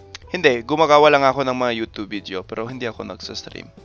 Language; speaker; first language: Filipino; non-native, fluent; English